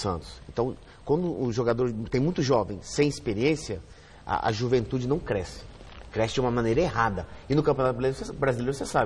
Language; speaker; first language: Portuguese; native; Portuguese